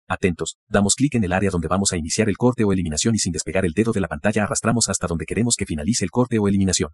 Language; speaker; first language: Spanish; native; Spanish